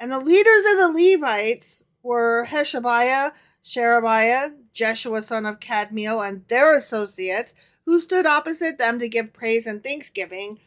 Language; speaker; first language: English; native; English